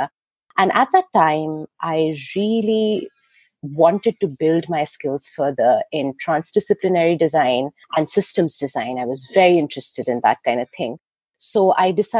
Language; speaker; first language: English; non-native, local second language; Hindi